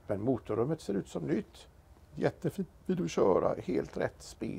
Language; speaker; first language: Swedish; native; Swedish